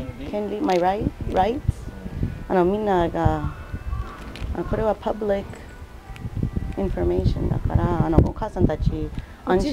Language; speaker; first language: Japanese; non-native, learner; English